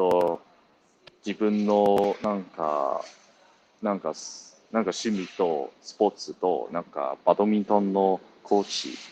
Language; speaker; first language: Japanese; non-native, learner; English